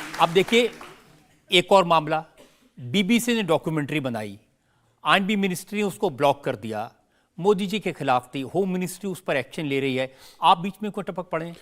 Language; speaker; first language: Hindi; native; Hindi